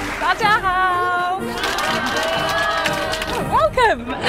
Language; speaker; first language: Chinese; non-native, learner; English